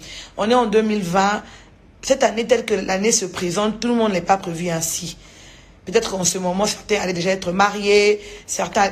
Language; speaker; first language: French; non-native, local second language; Lingala